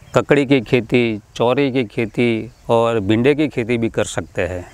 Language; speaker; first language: Hindi; non-native, local second language; Gujarati